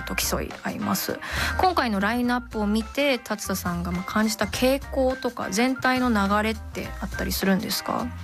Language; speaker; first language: Japanese; non-native, fluent; English